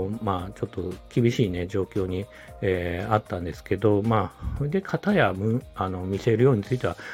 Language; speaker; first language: Japanese; native; Japanese